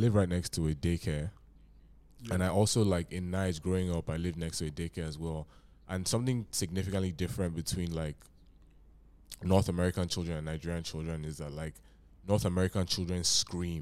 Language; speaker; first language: English; non-native, local second language; Yoruba